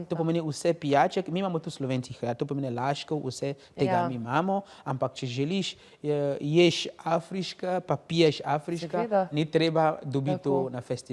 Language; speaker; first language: Slovenian; non-native, learner; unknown